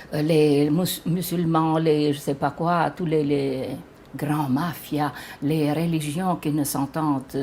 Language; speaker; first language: French; non-native, fluent; Romanian